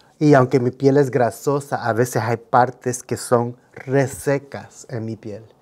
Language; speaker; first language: Spanish; early bilingual, heritage; Spanish